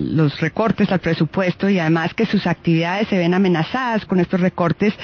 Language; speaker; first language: Spanish; native; Spanish